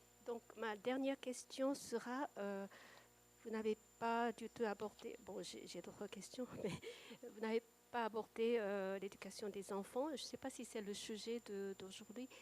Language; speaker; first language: French; non-native, fluent; Japanese